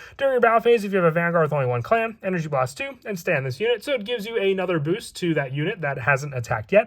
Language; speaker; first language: English; native; English